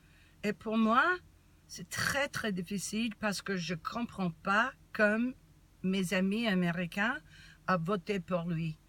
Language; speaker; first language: French; non-native, learner; English